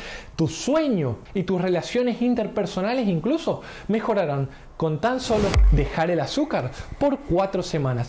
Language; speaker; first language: Spanish; native; Spanish